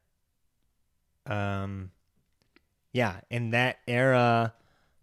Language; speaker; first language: English; native; English